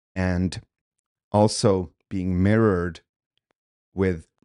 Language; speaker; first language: English; early bilingual, other home language; Swedish